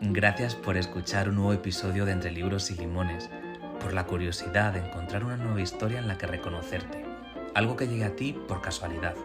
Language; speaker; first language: Spanish; native; Spanish